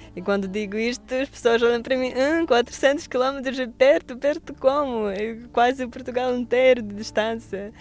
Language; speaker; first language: Portuguese; non-native, fluent; Russian